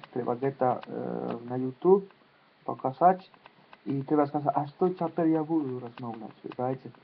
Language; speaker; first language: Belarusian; non-native, learner; Spanish